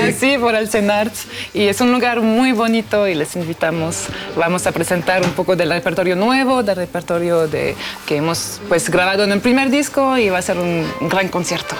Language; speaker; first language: Spanish; non-native, fluent; French